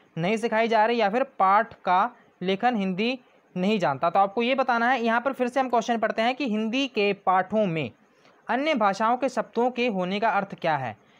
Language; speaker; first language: Hindi; non-native, local second language; Punjabi